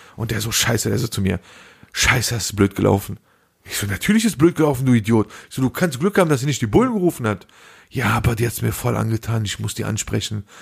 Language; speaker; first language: German; early bilingual, other home language; Turkish